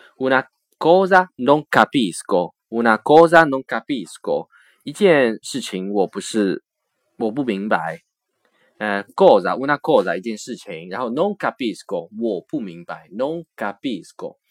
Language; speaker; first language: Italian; non-native, fluent; Chinese